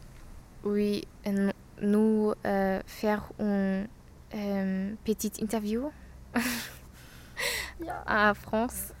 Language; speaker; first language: French; non-native, learner; German